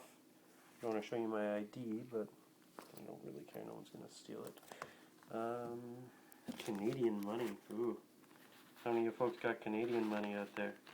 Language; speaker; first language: English; native; English